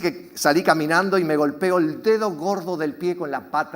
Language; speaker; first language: Spanish; native; Spanish